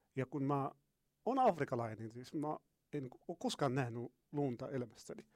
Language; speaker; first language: Finnish; non-native, fluent; Arabic